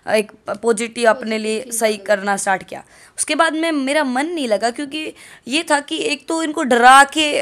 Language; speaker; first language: Hindi; native; Hindi